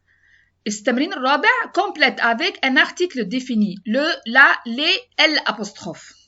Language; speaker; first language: French; non-native, learner; Arabic